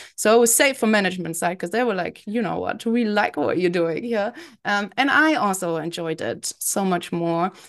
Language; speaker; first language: English; non-native, fluent; German